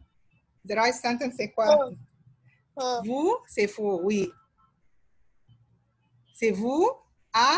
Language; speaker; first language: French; non-native, fluent; Arabic